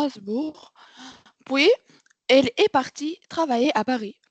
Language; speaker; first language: French; non-native, learner; Arabic